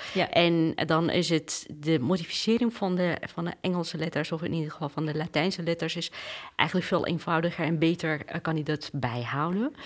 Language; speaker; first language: Dutch; non-native, fluent; Kurdish